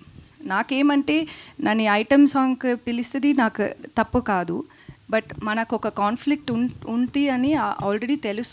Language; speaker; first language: Telugu; non-native, learner; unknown